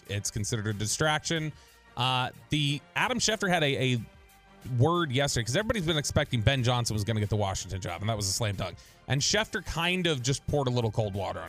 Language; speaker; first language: English; native; English